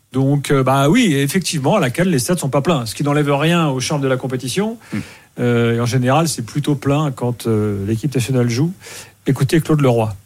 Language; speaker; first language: French; native; French